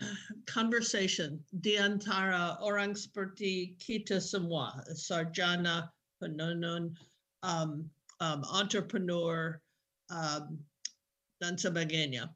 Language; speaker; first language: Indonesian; non-native, fluent; English